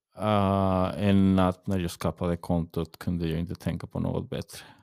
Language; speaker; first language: Swedish; early bilingual, heritage; English